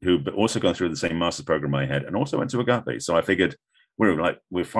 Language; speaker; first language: English; native; English